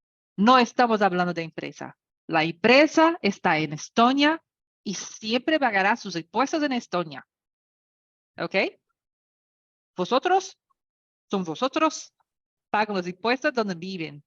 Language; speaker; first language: Spanish; non-native, learner; Portuguese